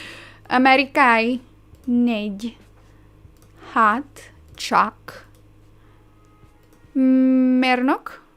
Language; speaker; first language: Hungarian; non-native, learner; English